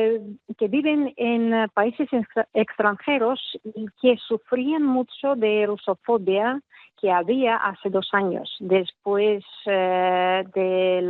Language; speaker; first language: Spanish; non-native, fluent; Russian